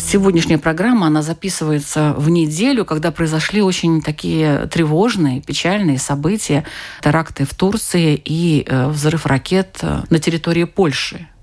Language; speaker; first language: Russian; native; Russian